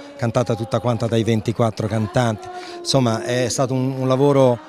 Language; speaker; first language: Italian; native; Italian